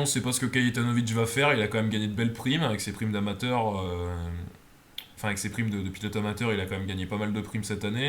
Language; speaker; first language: French; native; French